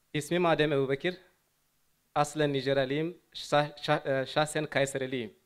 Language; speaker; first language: Turkish; non-native, fluent; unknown